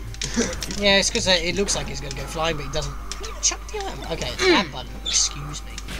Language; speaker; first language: English; native; English